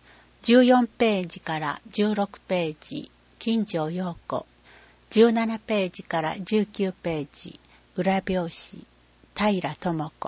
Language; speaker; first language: Japanese; native; Japanese